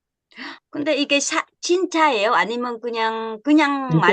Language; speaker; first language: Korean; non-native, learner; Vietnamese